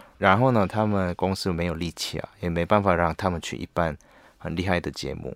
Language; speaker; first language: Chinese; non-native, learner; Korean